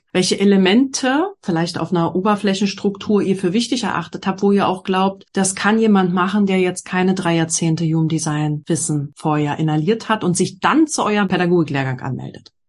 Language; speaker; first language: German; native; German